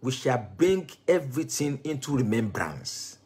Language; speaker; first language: English; non-native, local second language; Yoruba